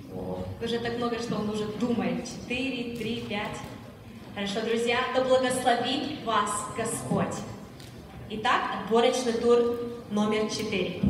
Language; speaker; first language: Russian; early bilingual, heritage; Russian